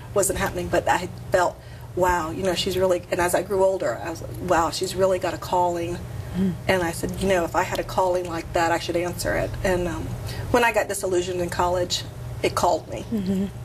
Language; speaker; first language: English; native; English